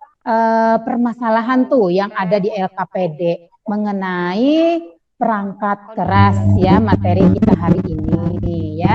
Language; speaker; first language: Indonesian; native; Indonesian